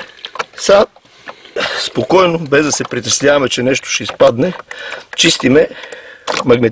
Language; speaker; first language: Bulgarian; native; Bulgarian